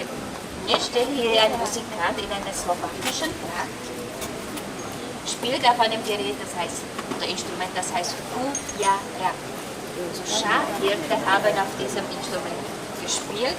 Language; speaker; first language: German; non-native, learner; Slovak